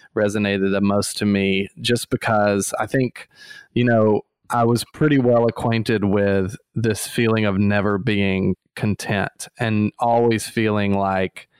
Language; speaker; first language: English; native; English